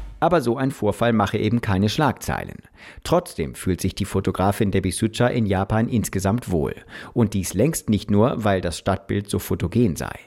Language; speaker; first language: German; native; German